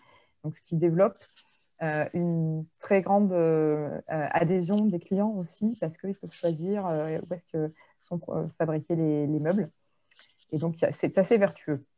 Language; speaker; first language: French; native; French